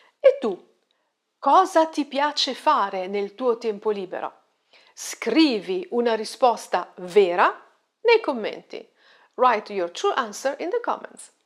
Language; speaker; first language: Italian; native; Italian